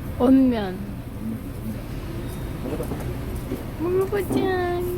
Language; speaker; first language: Korean; non-native, learner; Turkish